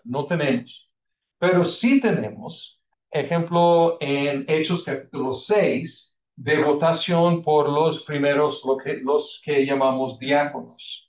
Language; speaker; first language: Spanish; non-native, fluent; English